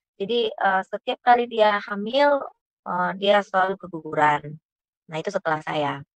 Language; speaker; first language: Indonesian; native; Indonesian